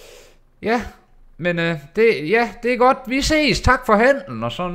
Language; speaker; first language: Danish; native; Danish